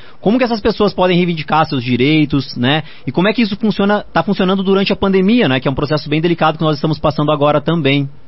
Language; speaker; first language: Portuguese; native; Portuguese